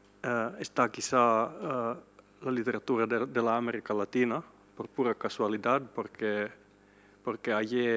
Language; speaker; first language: Spanish; non-native, fluent; Swedish